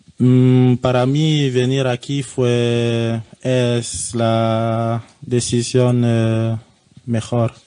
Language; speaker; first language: Spanish; non-native, learner; French